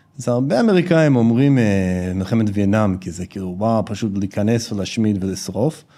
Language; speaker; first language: Hebrew; non-native, fluent; English